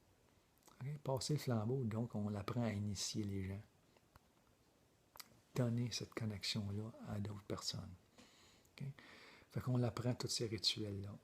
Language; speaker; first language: French; native; French